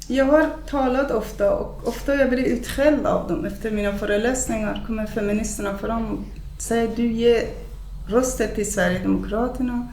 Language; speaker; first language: Swedish; non-native, fluent; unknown